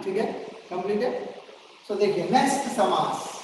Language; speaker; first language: Hindi; non-native, local second language; Telugu